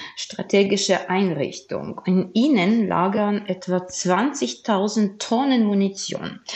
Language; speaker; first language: German; non-native, fluent; Ukrainian